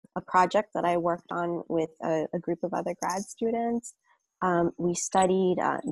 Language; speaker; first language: English; native; English